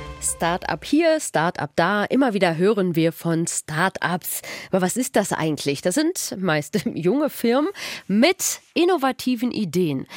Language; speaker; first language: German; native; German